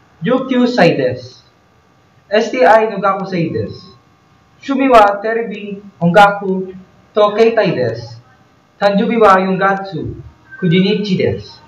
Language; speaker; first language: Japanese; non-native, learner; Filipino